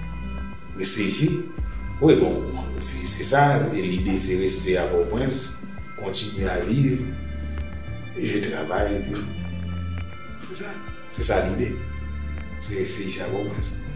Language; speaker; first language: French; non-native, local second language; Haitian Creole